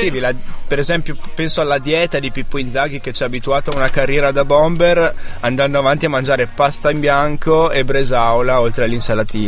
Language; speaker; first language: Italian; native; Italian